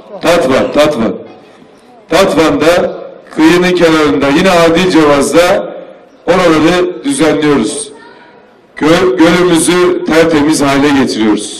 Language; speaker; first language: Turkish; native; Turkish